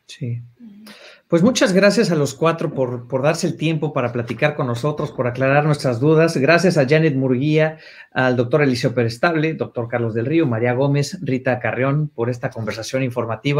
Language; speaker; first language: Spanish; native; Spanish